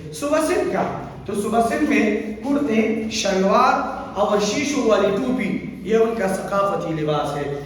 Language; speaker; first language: Urdu; non-native, local second language; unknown